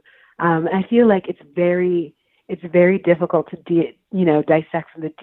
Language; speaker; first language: English; native; English